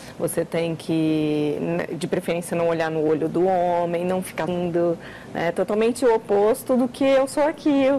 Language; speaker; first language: Portuguese; native; Portuguese